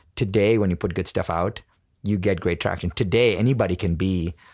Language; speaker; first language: English; non-native, local second language; Tamil